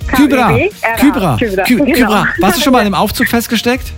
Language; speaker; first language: German; native; German